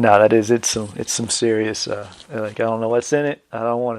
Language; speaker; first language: English; native; English